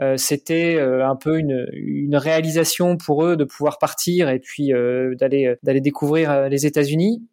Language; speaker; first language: French; native; French